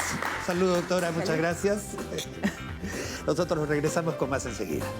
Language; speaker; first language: Spanish; native; Spanish